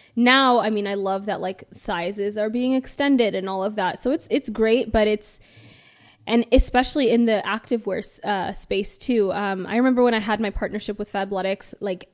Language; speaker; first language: English; native; English